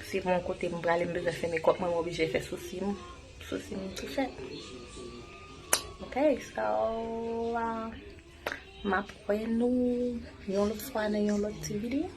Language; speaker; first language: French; non-native, local second language; Haitian Creole